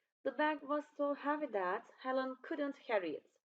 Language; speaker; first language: English; non-native, fluent; Turkish